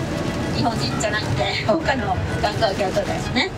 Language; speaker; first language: Japanese; non-native, fluent; Thai